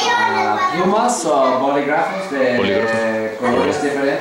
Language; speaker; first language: Spanish; non-native, learner; English